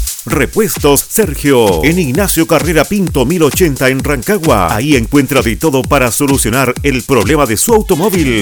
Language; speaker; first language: Spanish; native; Spanish